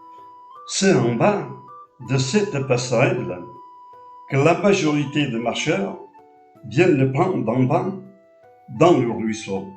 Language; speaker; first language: French; non-native, fluent; Portuguese